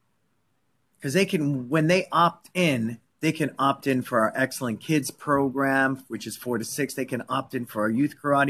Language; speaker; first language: English; native; English